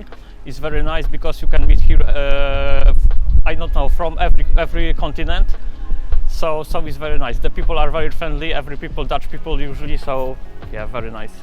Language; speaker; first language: English; non-native, fluent; Polish